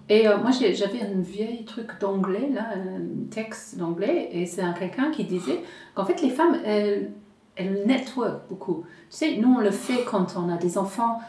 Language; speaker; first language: French; non-native, fluent; English